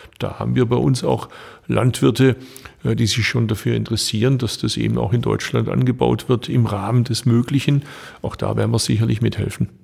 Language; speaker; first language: German; early bilingual, other home language; Turkish